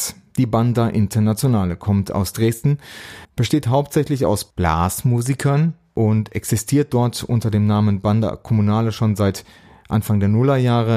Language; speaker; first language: German; native; German